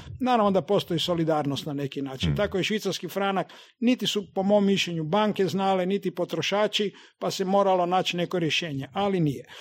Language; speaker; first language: Croatian; native; Croatian